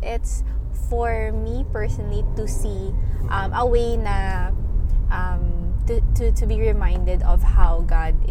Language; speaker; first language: English; non-native, local second language; Hiligaynon